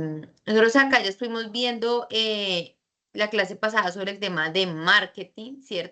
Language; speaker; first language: Spanish; native; Spanish